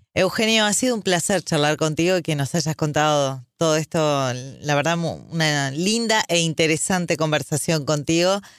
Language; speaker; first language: Spanish; native; Spanish